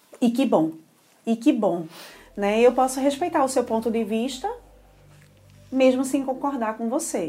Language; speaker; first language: Portuguese; native; Portuguese